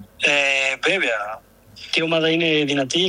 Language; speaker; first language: Greek; non-native, learner; Spanish